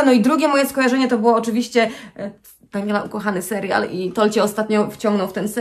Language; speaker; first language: Polish; native; Polish